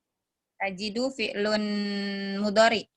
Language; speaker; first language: Arabic; non-native, learner; Indonesian